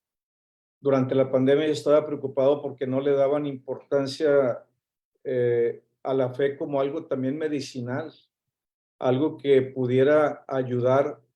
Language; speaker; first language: Spanish; native; Spanish